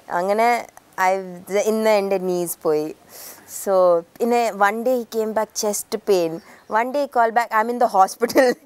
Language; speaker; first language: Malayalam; early bilingual, heritage; Malayalam